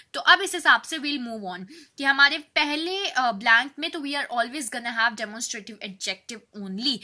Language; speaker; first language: English; non-native, local second language; Hindi